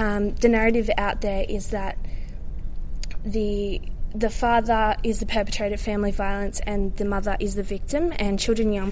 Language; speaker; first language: English; native; English